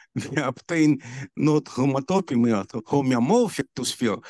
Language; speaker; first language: English; non-native, learner; Russian